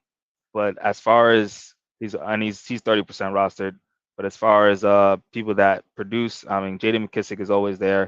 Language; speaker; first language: English; native; English